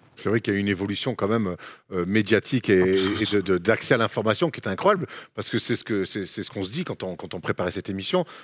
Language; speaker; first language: French; native; French